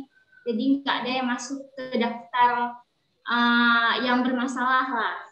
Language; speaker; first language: Indonesian; native; Indonesian